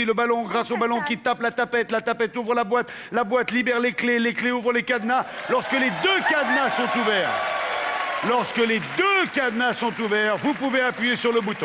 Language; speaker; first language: French; native; French